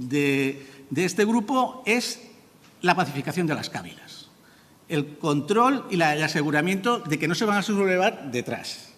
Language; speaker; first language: Spanish; native; Spanish